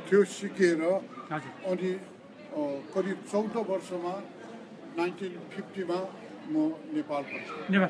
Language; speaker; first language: Nepali; non-native, local second language; Newari